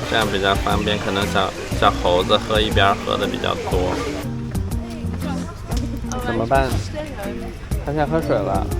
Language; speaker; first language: Chinese; native; Chinese